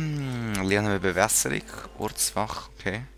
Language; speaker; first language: German; native; German